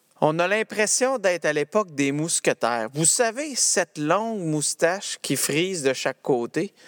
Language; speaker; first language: French; native; French